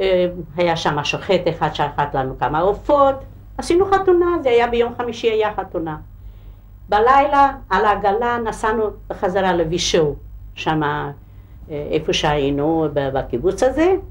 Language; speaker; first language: Hebrew; non-native, local second language; Hungarian